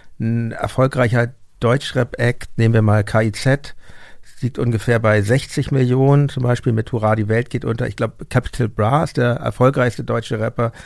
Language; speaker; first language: German; native; German